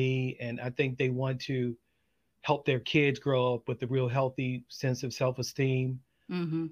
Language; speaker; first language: English; native; English